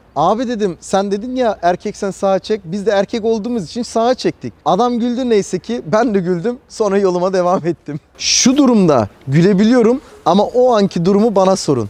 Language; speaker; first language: Turkish; early bilingual, heritage; Turkish